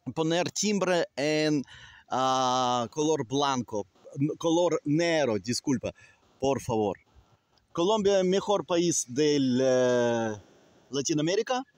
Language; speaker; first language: Spanish; non-native, learner; Russian